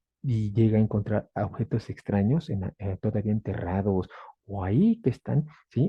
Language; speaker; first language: Spanish; native; Spanish